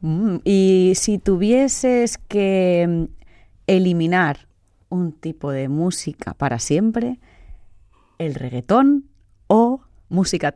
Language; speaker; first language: Spanish; native; Spanish